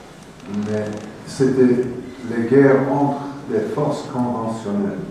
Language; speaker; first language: French; non-native, fluent; English